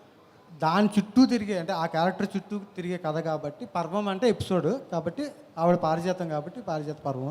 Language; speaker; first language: Telugu; native; Telugu